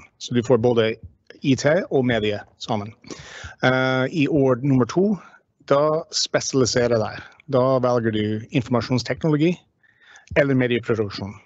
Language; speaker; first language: Norwegian; non-native, fluent; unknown